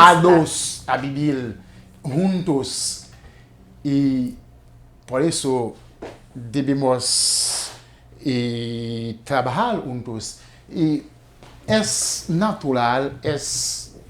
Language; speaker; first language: Spanish; non-native, fluent; Haitian Creole